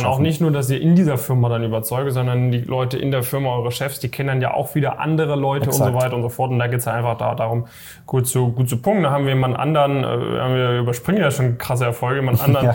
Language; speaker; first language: German; native; German